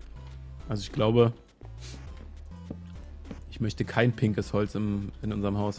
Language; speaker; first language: German; native; German